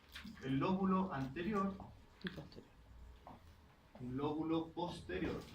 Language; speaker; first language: Spanish; native; Spanish